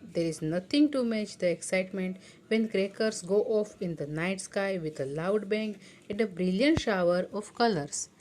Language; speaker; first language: English; non-native, local second language; Gujarati